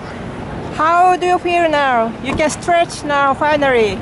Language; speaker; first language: English; non-native, fluent; Japanese